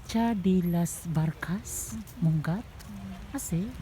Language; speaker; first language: Spanish; non-native, learner; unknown